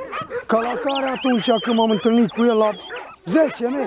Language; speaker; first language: Romanian; native; Romanian